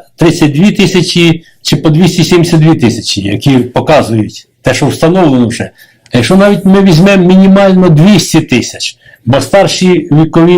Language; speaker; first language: Ukrainian; native; Ukrainian